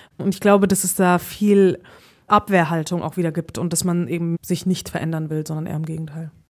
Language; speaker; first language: German; early bilingual, other home language; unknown